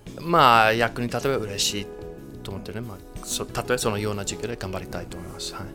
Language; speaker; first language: Japanese; non-native, fluent; English